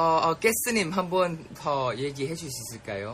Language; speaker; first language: Korean; non-native, fluent; Thai